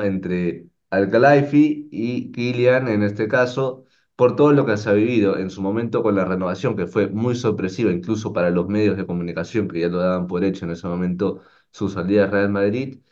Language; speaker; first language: Spanish; native; Spanish